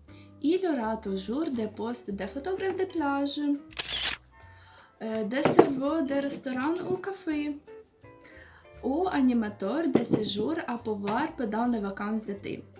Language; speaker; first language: French; non-native, learner; Ukrainian